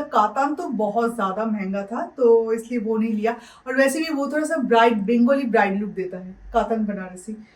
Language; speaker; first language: Hindi; non-native, local second language; Bangla